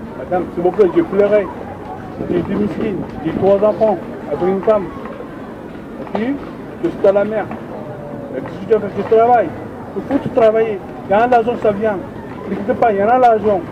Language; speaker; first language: French; non-native, learner; Turkish